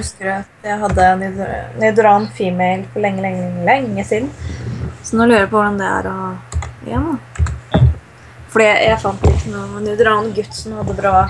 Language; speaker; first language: Norwegian; native; Norwegian